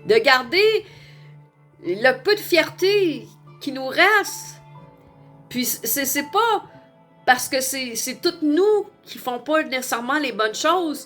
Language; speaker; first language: French; native; French